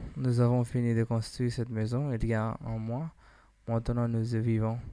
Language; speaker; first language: French; non-native, learner; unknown